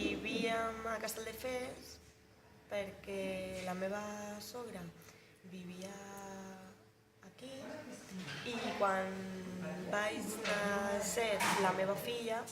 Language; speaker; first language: Catalan; non-native, learner; Spanish